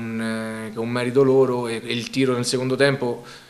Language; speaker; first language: Italian; native; Italian